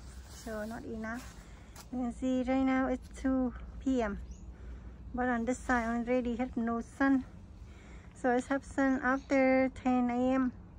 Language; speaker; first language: English; non-native, learner; Vietnamese